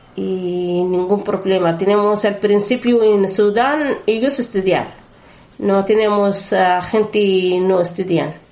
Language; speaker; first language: Spanish; non-native, learner; Arabic